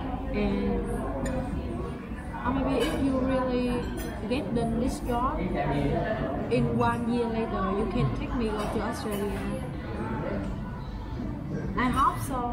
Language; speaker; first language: English; non-native, learner; Vietnamese